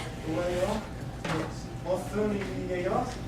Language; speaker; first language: Korean; non-native, learner; English